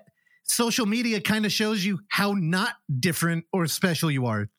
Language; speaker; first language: English; native; English